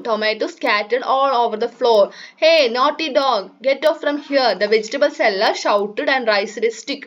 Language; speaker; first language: English; non-native, local second language; Malayalam